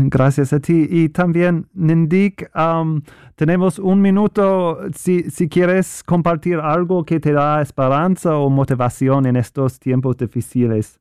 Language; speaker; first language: Spanish; non-native, fluent; English